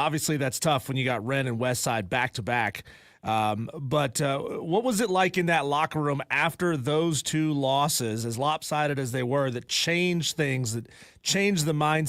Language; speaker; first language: English; native; English